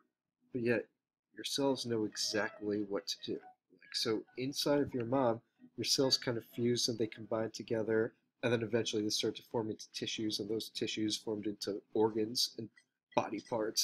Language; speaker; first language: English; native; English